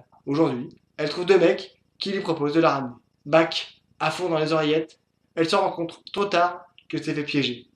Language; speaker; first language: French; native; French